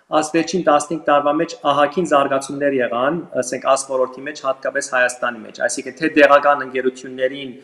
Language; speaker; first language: Armenian; early bilingual, heritage; Armenian